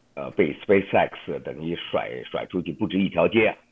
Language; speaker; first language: Chinese; native; Chinese